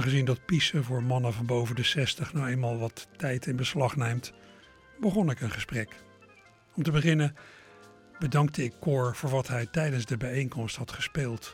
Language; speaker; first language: Dutch; native; Dutch